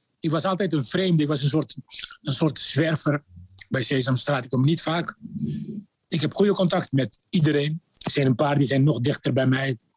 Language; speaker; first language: Dutch; non-native, fluent; Arabic